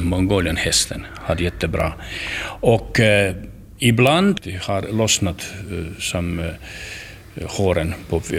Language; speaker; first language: Swedish; non-native, learner; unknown